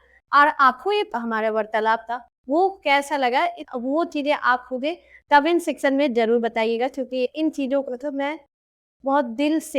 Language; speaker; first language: Hindi; native; Hindi